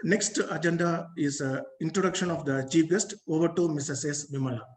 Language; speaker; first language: English; non-native, local second language; Tamil